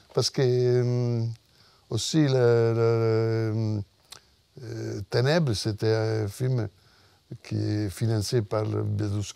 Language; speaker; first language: French; non-native, fluent; Italian